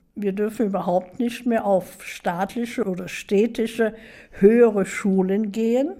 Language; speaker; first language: German; native; German